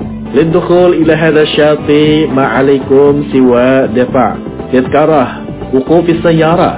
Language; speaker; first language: Arabic; non-native, fluent; Indonesian